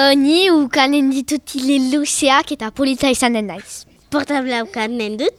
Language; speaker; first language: Basque; non-native, local second language; French